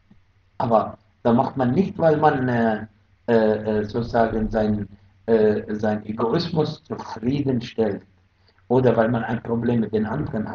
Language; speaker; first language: German; non-native, fluent; Arabic